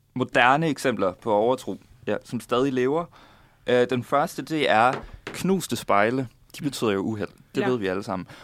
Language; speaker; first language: Danish; native; Danish